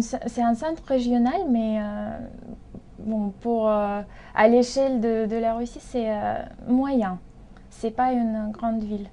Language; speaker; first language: French; non-native, fluent; Russian